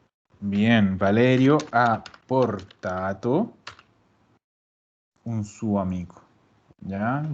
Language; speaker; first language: Italian; non-native, fluent; Spanish